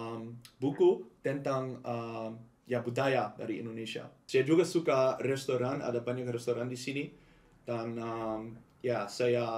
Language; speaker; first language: Indonesian; non-native, learner; Dutch